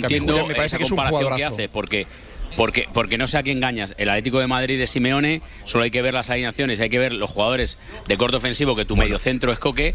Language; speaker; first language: Spanish; native; Spanish